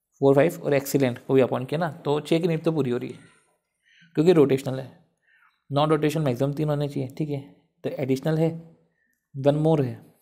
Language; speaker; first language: Hindi; native; Hindi